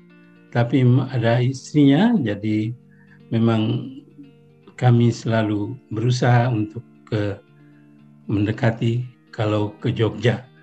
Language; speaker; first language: Indonesian; non-native, local second language; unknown